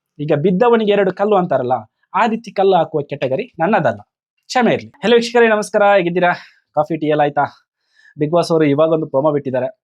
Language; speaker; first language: Kannada; non-native, local second language; Tulu